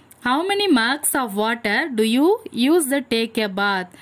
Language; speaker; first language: English; non-native, local second language; Tamil